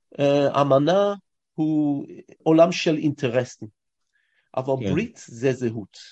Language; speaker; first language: Hebrew; non-native, fluent; English